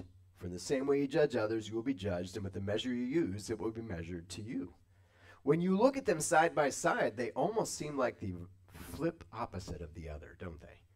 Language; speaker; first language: English; native; English